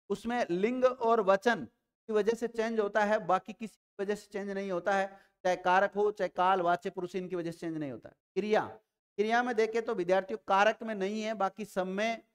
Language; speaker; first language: Hindi; native; Hindi